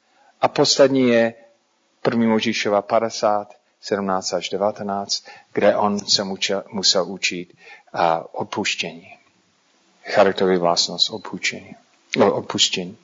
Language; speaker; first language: Czech; non-native, fluent; English